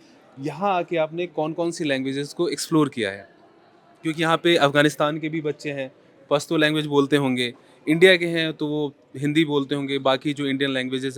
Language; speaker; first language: Hindi; native; Hindi